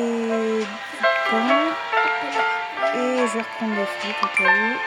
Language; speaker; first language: French; native; French